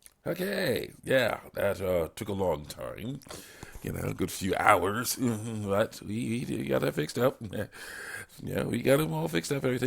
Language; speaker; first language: English; native; English